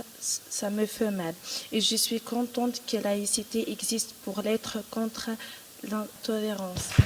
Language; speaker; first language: French; non-native, local second language; Arabic